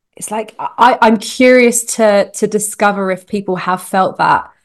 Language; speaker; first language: English; native; English